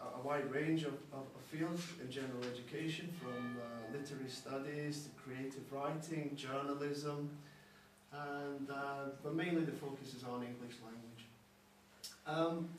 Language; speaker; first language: English; native; English